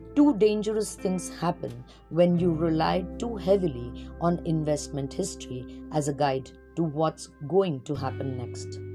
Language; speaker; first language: English; non-native, local second language; Marathi